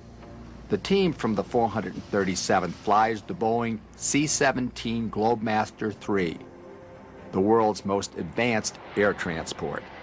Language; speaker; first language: English; native; English